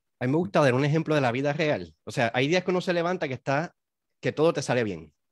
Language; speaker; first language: Spanish; native; Spanish